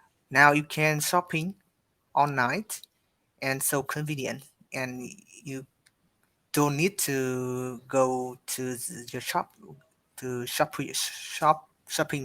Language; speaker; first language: English; non-native, learner; Vietnamese